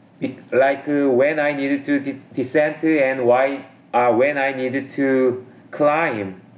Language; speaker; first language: English; non-native, learner; Korean